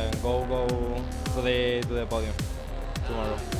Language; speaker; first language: English; non-native, learner; Spanish